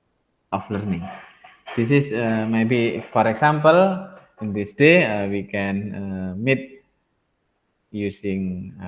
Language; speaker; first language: English; non-native, learner; Indonesian